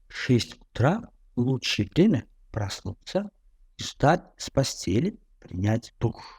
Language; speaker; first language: Russian; non-native, fluent; Tajik